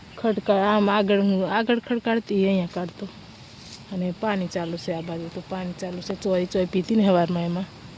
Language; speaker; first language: Gujarati; non-native, local second language; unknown